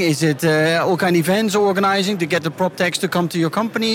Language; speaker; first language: English; non-native, fluent; Dutch